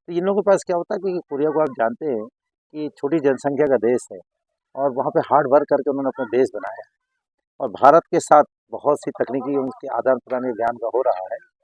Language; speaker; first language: Hindi; native; Hindi